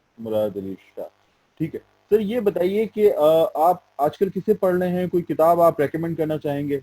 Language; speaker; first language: Urdu; native; Urdu